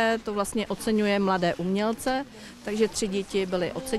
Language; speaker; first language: Czech; native; Czech